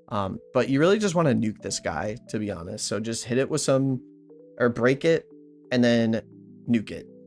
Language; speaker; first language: English; native; English